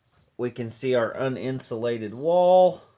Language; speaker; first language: English; native; English